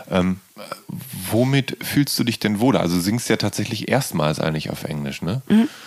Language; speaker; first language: German; native; German